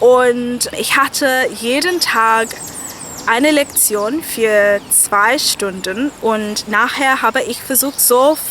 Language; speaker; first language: German; non-native, fluent; English